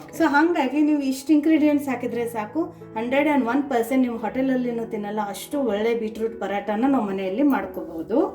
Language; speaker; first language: Kannada; native; Kannada